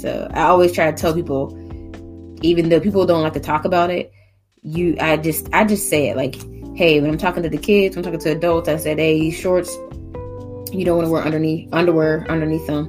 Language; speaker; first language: English; native; English